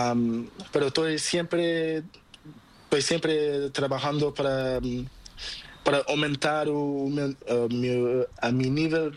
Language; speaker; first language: Spanish; non-native, learner; Portuguese